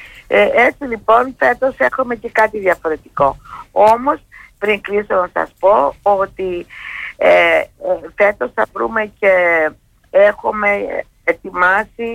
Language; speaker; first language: Greek; native; Greek